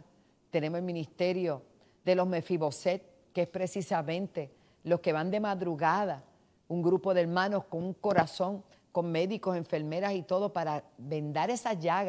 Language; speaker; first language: Spanish; native; Spanish